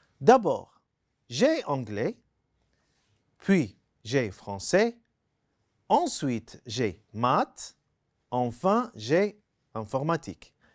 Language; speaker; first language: French; non-native, fluent; Arabic